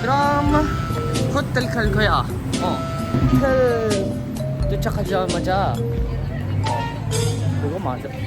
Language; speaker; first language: Korean; non-native, learner; Filipino